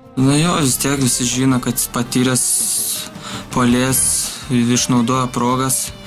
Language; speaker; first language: Lithuanian; native; Lithuanian